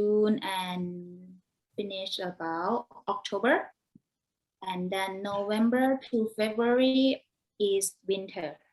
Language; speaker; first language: English; non-native, learner; Thai